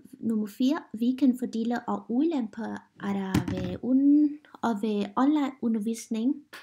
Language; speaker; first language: Danish; non-native, learner; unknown